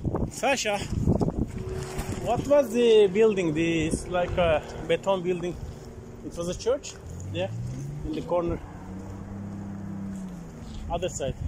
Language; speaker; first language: English; non-native, learner; Turkish